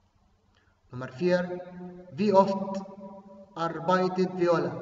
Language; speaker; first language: German; non-native, fluent; Arabic